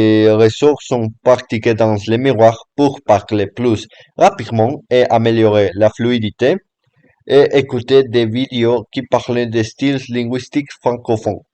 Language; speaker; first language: French; non-native, learner; Spanish